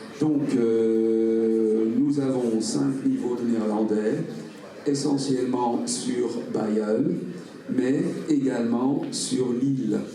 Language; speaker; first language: French; non-native, fluent; Dutch